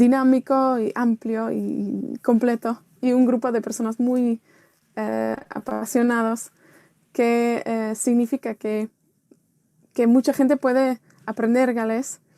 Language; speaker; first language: Spanish; non-native, fluent; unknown